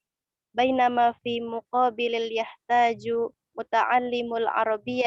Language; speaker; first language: Arabic; non-native, learner; Indonesian